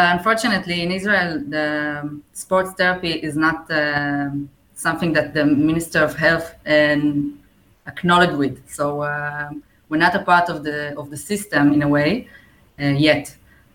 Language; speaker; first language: English; non-native, fluent; Hebrew